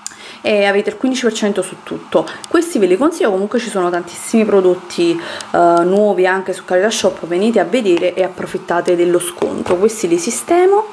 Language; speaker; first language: Italian; native; Italian